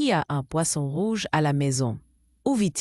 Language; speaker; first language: French; non-native, learner; Arabic